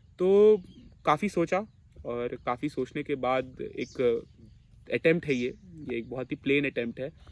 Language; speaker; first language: Hindi; non-native, local second language; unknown